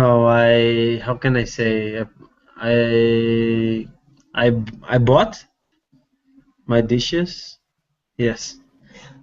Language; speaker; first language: English; non-native, learner; Portuguese